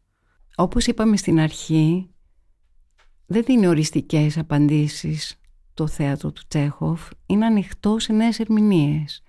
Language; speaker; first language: Greek; native; Greek